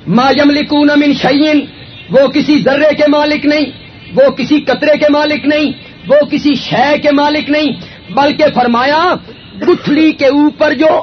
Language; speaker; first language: Urdu; non-native, local second language; Punjabi